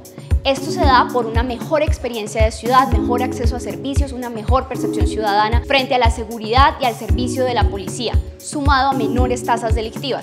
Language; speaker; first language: Spanish; native; Spanish